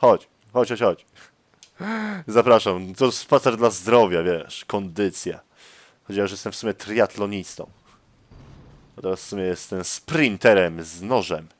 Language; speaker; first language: Polish; native; Polish